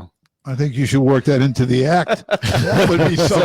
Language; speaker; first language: English; native; English